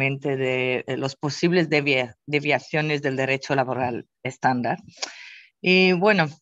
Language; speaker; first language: Spanish; non-native, fluent; Dutch